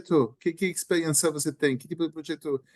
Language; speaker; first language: Portuguese; non-native, learner; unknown